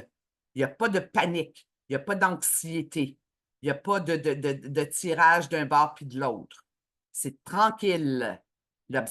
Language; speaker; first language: French; native; French